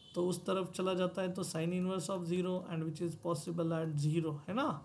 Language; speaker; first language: Hindi; non-native, local second language; Marathi